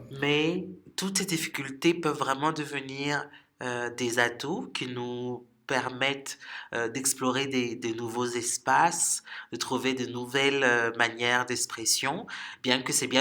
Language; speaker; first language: French; non-native, local second language; Swahili